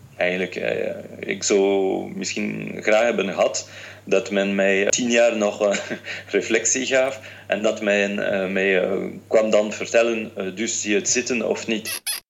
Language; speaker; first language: Dutch; non-native, fluent; French